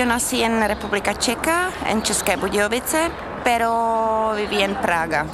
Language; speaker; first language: Spanish; non-native, fluent; Czech